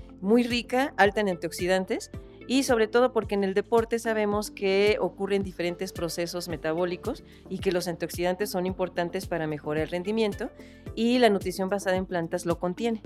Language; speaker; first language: Spanish; native; Spanish